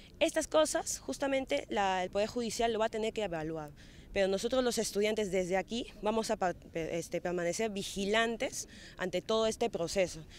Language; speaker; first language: Spanish; native; Spanish